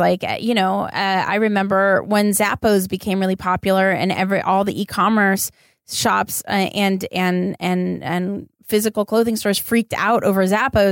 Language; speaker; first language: English; native; English